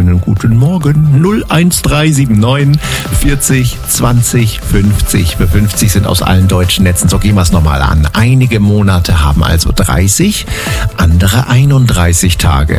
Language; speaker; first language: German; native; German